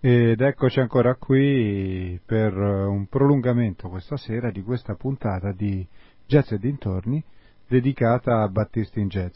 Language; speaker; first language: Italian; native; Italian